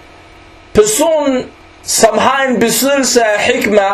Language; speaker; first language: Danish; early bilingual, other home language; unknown